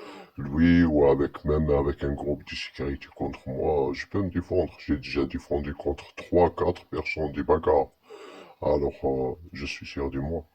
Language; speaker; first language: French; non-native, learner; Arabic